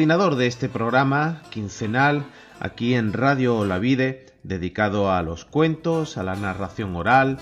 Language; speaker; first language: Spanish; native; Spanish